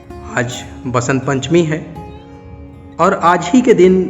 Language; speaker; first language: Hindi; native; Hindi